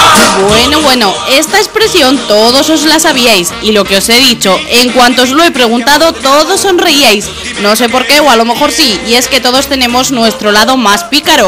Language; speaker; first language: Spanish; native; Spanish